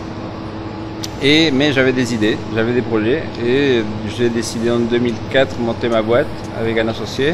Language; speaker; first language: French; non-native, fluent; Spanish